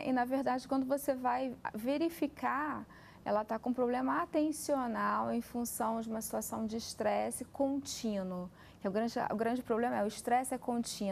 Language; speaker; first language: Portuguese; native; Portuguese